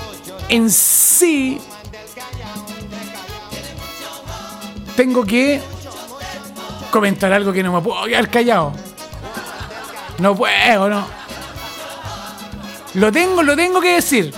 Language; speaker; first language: Spanish; native; Spanish